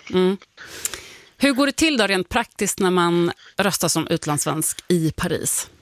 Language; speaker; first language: Swedish; native; Swedish